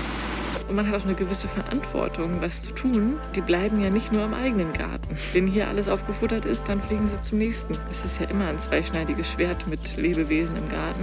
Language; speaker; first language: German; native; German